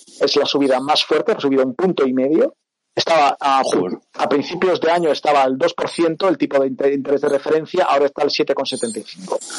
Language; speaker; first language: Spanish; early bilingual, other home language; Portuguese